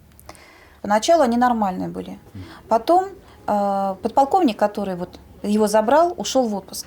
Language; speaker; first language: Russian; native; Russian